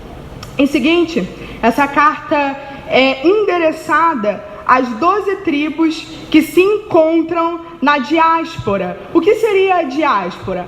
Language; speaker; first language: Portuguese; native; Portuguese